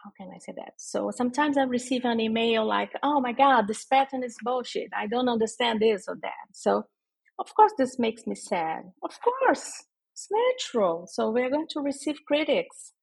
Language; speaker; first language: English; non-native, fluent; Portuguese